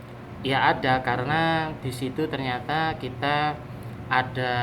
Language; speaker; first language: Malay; non-native, local second language; Javanese